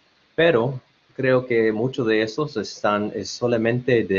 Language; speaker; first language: Spanish; non-native, learner; English